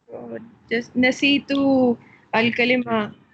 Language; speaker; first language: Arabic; non-native, learner; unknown